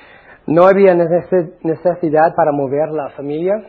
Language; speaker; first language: Spanish; non-native, fluent; English